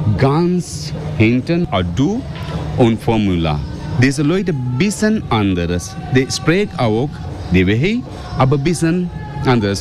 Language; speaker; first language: German; non-native, learner; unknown